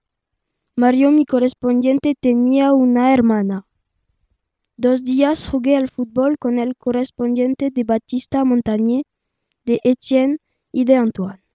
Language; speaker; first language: Spanish; non-native, learner; French